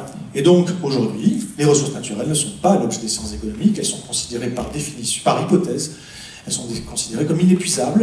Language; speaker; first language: French; native; French